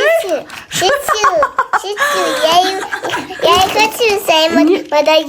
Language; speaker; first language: Russian; non-native, local second language; Kazakh